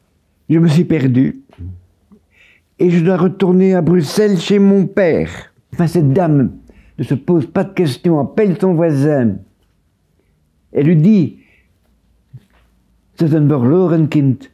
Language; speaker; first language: French; native; French